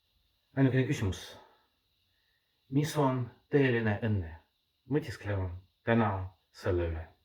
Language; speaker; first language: Estonian; non-native, fluent; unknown